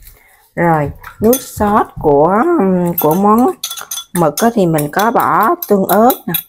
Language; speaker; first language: Vietnamese; native; Vietnamese